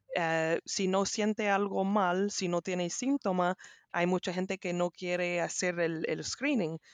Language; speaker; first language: Spanish; non-native, learner; English